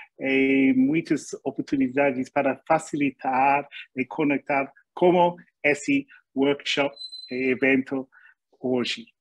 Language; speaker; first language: Portuguese; non-native, learner; English